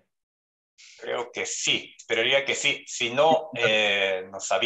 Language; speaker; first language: Spanish; non-native, fluent; Japanese